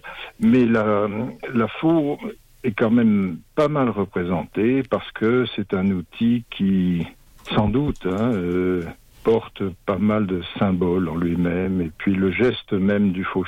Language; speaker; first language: French; native; French